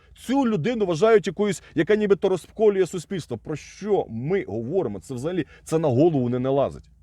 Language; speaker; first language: Ukrainian; non-native, local second language; Russian